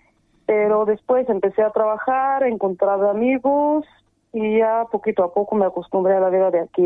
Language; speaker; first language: Spanish; non-native, fluent; Bulgarian